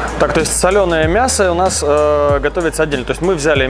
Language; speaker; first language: Russian; native; Russian